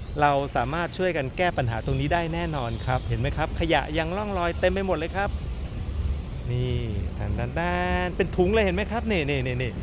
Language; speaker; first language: Thai; native; Thai